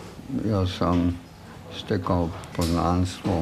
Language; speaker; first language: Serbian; non-native, fluent; German